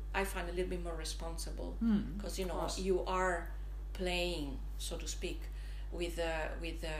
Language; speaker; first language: English; non-native, fluent; Italian